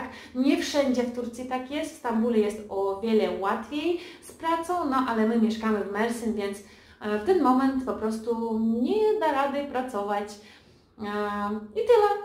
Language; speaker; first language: Polish; early bilingual, heritage; Polish